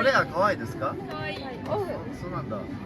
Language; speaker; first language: Japanese; non-native, learner; Korean